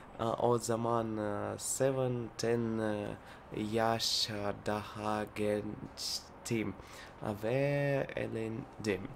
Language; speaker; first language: Turkish; non-native, learner; Russian